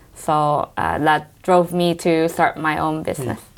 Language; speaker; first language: English; native; English